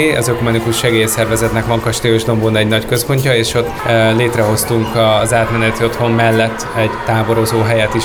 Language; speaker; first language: Hungarian; native; Hungarian